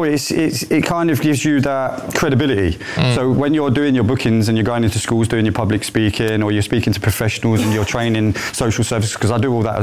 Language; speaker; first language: English; native; English